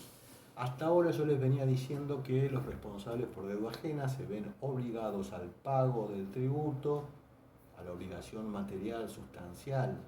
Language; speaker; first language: Spanish; native; Spanish